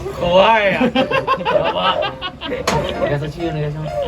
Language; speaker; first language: Japanese; non-native, learner; Thai